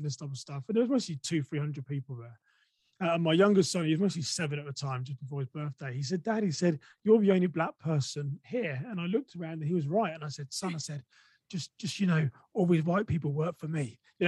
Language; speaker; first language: English; native; English